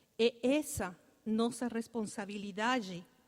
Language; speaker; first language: Portuguese; non-native, learner; Spanish